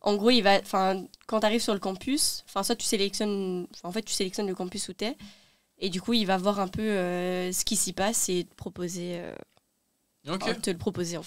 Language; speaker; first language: French; native; French